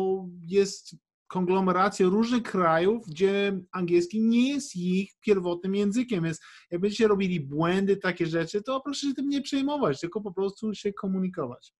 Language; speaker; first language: Polish; early bilingual, heritage; English